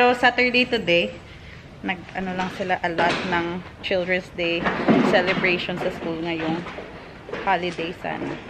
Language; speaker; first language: Filipino; non-native, local second language; Hiligaynon